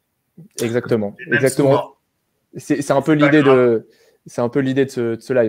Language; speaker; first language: French; native; French